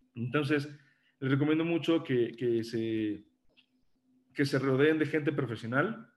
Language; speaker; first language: Spanish; native; Spanish